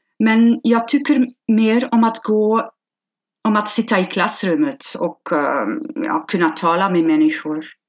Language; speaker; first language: Swedish; non-native, fluent; Dutch